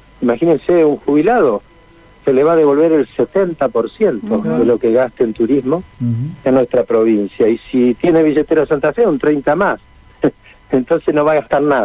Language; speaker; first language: Spanish; native; Spanish